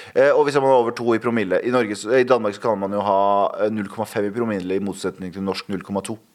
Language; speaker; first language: Norwegian; early bilingual, other home language; Kurdish